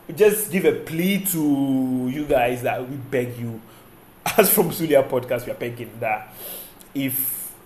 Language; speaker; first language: English; non-native, local second language; Akan